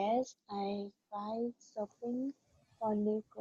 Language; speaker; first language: English; non-native, learner; Vietnamese